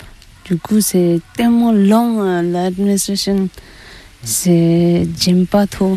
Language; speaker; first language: French; non-native, learner; Tibetan